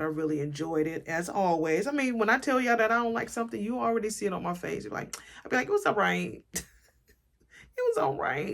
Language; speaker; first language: English; native; English